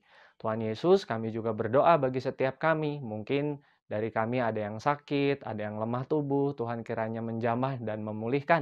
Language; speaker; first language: Indonesian; native; Indonesian